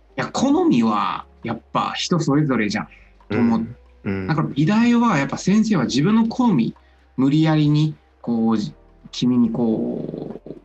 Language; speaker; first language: Japanese; non-native, fluent; Chinese